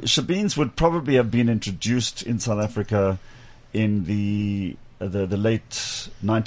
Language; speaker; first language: English; native; English